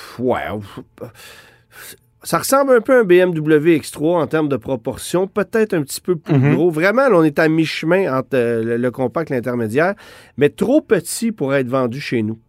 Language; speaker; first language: French; native; French